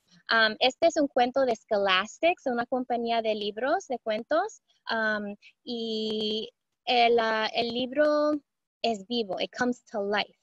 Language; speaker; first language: Spanish; early bilingual, heritage; Spanish